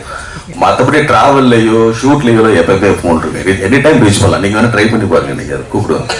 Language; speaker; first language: Tamil; native; Tamil